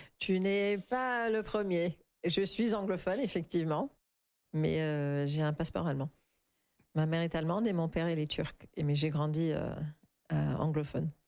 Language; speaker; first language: French; non-native, fluent; English